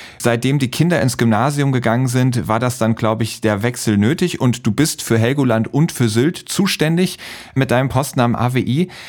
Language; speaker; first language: German; native; German